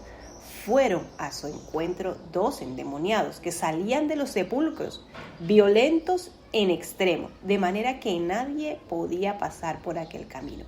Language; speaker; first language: Spanish; native; Spanish